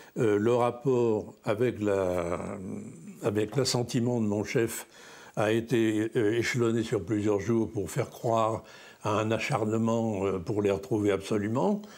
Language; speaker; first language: French; native; French